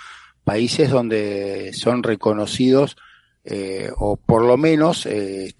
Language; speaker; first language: Spanish; native; Spanish